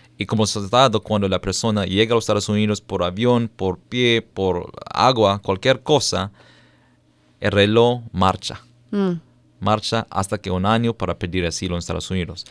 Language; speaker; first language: Spanish; non-native, fluent; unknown